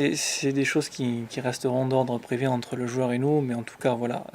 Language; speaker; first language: French; native; French